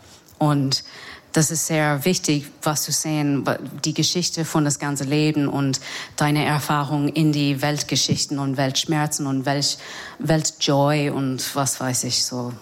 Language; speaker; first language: German; non-native, fluent; English